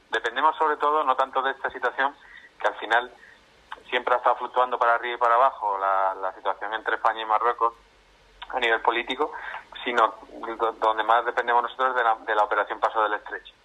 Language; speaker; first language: Spanish; native; Spanish